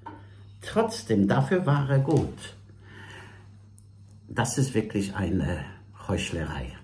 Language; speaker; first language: German; non-native, fluent; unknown